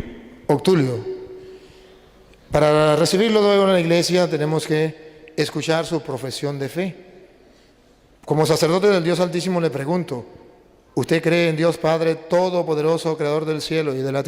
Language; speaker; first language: Spanish; native; Spanish